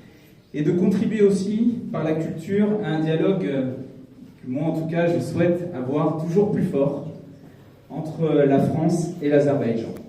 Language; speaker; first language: French; native; French